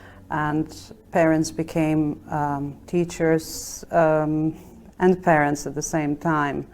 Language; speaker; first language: English; non-native, fluent; Albanian